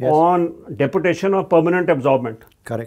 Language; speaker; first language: English; non-native, local second language; Hindi